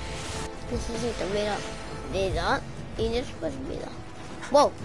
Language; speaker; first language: Spanish; early bilingual, heritage; English